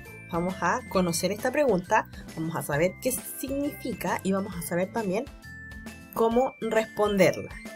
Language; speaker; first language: Spanish; native; Spanish